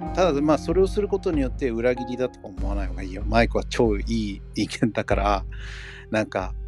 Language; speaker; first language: Japanese; non-native, fluent; English